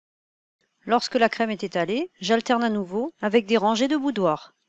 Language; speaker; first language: French; native; French